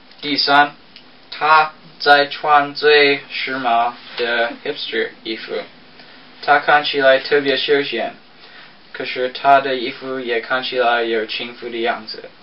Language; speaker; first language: Chinese; non-native, learner; English